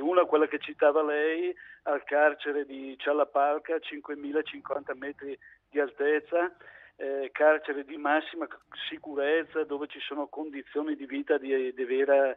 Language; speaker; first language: Italian; native; Italian